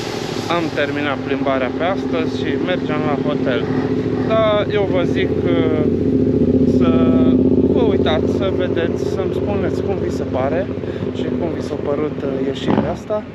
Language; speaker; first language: Romanian; native; Romanian